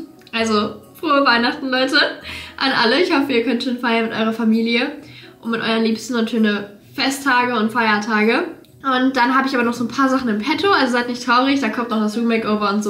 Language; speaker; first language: German; native; German